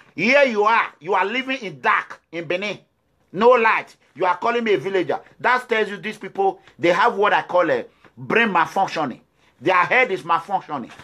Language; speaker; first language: English; non-native, local second language; Bini